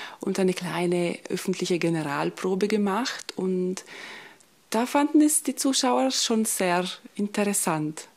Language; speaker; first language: German; non-native, local second language; Ladin